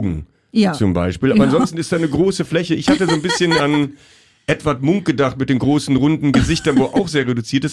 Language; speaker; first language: German; native; German